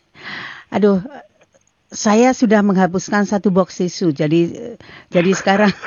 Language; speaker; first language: Indonesian; native; Indonesian